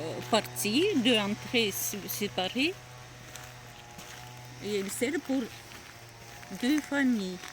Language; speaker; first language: French; non-native, learner; Russian